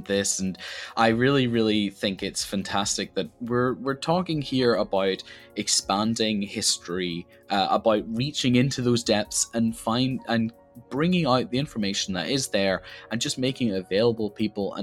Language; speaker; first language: English; native; English